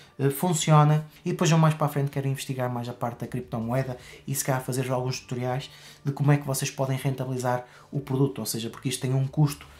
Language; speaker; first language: Portuguese; native; Portuguese